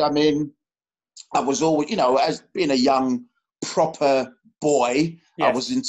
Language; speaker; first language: English; native; English